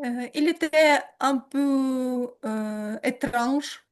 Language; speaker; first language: French; non-native, learner; Ukrainian